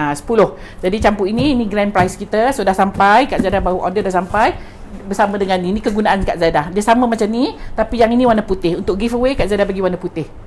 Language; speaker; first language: Malay; native; Malay